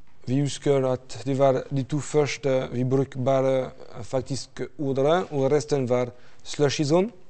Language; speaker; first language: Norwegian; non-native, fluent; French